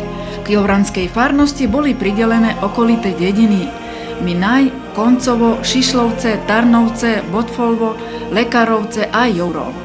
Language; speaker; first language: Slovak; native; Slovak